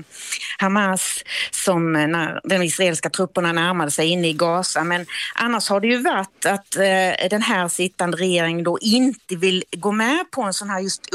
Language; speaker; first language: Swedish; native; Swedish